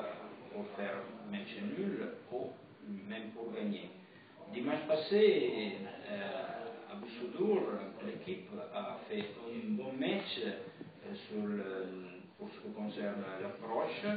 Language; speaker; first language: French; non-native, fluent; Italian